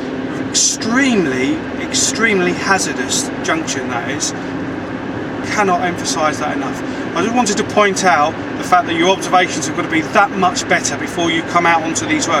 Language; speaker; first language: English; native; English